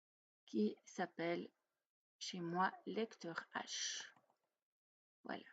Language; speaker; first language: French; native; French